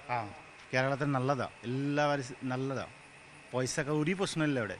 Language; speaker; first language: Malayalam; non-native, learner; Bangla